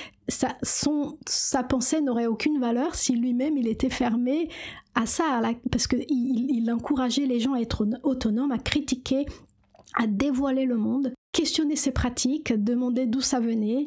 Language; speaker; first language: French; non-native, fluent; Portuguese